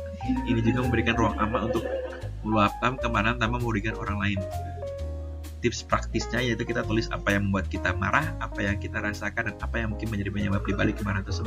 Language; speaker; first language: Indonesian; native; Indonesian